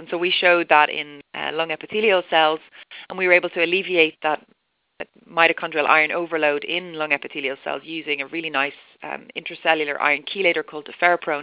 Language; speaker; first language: English; native; English